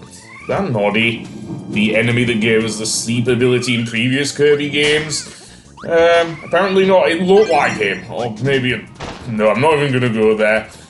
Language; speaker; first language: English; native; English